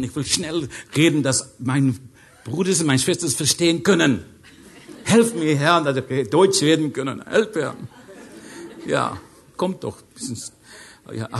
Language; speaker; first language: German; non-native, learner; English